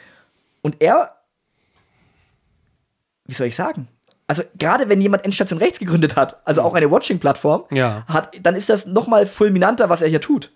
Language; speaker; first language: German; native; German